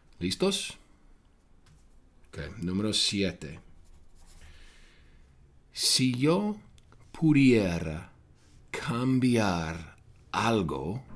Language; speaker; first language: Spanish; non-native, fluent; English